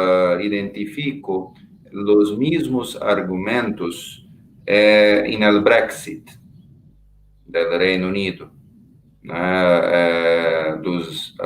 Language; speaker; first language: Spanish; non-native, fluent; Portuguese